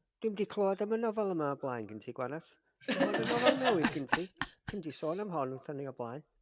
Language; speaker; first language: Welsh; native; Welsh